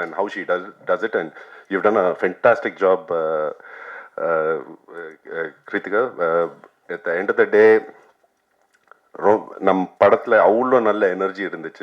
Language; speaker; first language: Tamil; non-native, local second language; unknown